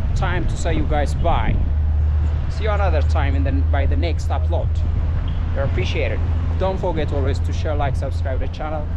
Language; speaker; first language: English; non-native, local second language; Amharic